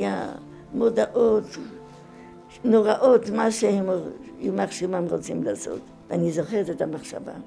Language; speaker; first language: Hebrew; non-native, fluent; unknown